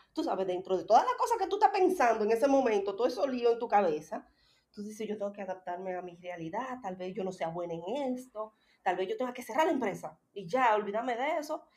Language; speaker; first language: Spanish; native; Spanish